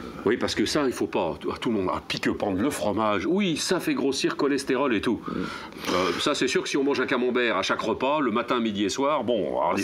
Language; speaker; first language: French; native; French